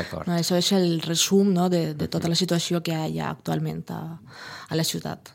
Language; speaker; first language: Catalan; non-native, fluent; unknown